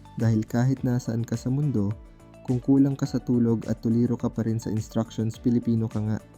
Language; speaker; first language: Filipino; native; Filipino